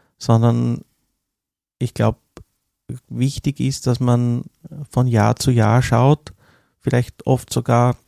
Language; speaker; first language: German; native; German